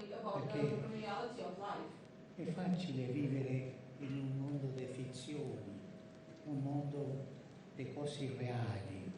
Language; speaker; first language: Italian; non-native, fluent; Spanish